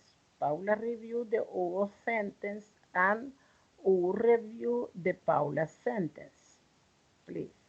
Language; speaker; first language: English; non-native, learner; Spanish